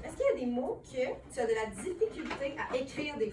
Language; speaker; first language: French; native; French